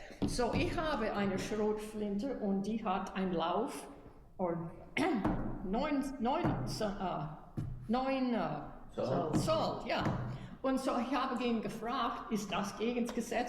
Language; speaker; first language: German; early bilingual, heritage; German